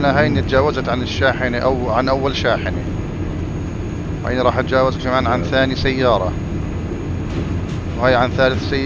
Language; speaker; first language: Arabic; native; Arabic